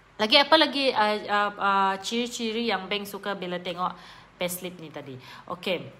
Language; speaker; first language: Malay; native; Malay